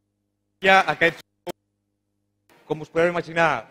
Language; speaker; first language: Catalan; native; Catalan